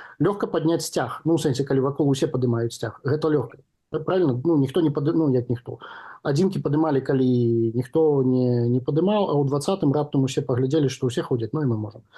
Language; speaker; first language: Belarusian; non-native, local second language; Russian